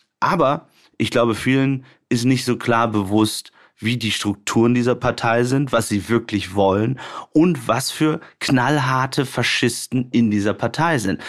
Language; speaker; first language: German; native; German